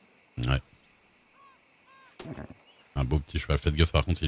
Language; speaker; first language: French; native; French